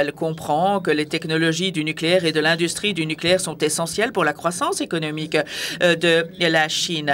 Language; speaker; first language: French; native; French